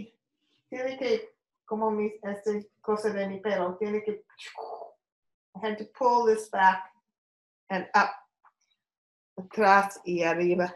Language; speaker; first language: Spanish; non-native, learner; English